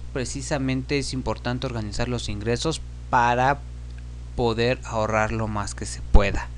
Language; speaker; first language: Spanish; native; Spanish